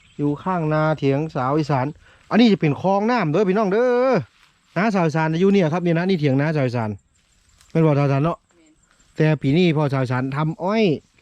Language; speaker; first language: Thai; native; Thai